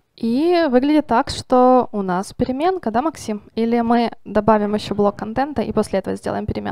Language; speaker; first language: Russian; native; Russian